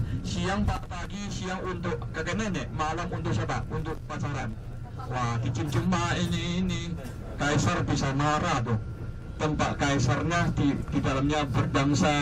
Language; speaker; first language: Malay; non-native, fluent; Chinese